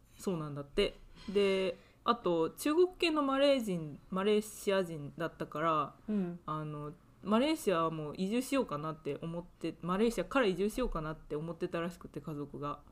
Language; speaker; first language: Japanese; native; Japanese